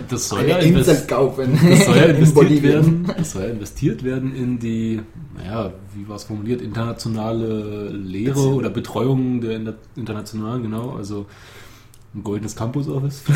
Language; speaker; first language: German; native; German